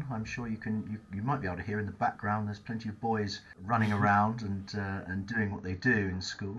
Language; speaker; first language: English; native; English